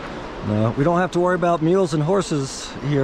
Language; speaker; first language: English; native; English